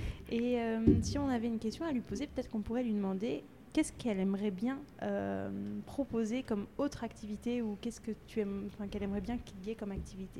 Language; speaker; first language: French; native; French